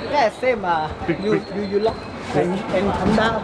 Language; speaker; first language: English; non-native, learner; Thai